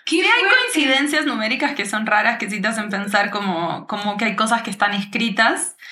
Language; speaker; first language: Spanish; native; Spanish